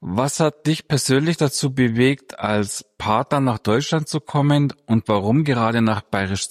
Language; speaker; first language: German; native; German